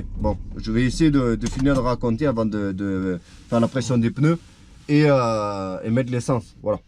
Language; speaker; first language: French; native; French